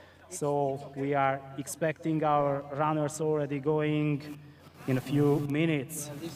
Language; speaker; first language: English; non-native, fluent; Hungarian